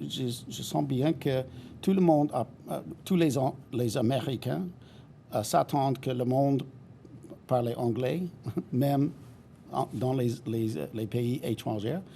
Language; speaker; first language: French; non-native, fluent; English